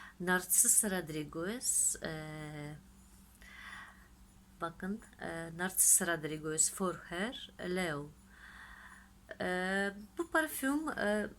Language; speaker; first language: Turkish; non-native, fluent; Russian